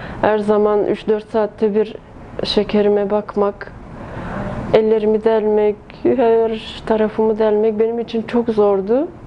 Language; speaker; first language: Turkish; early bilingual, heritage; Turkish